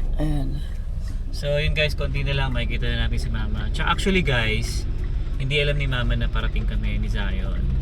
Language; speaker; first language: Filipino; native; Filipino